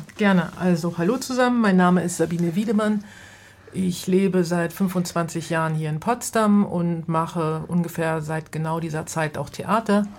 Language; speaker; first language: German; native; German